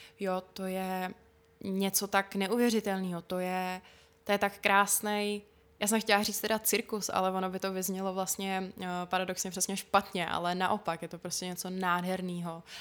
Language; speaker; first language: Czech; native; Czech